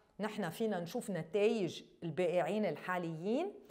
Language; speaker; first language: Arabic; native; Arabic